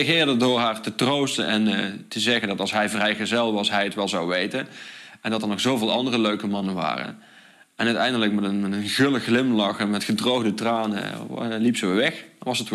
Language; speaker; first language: Dutch; native; Dutch